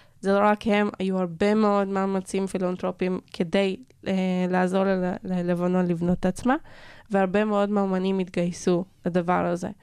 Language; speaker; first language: Hebrew; non-native, local second language; Arabic